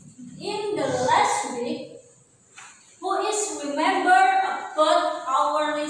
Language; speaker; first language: English; non-native, learner; Indonesian